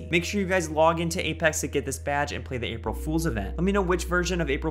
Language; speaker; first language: English; native; English